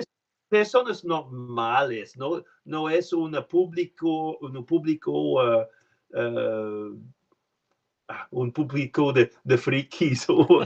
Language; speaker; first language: Spanish; non-native, learner; French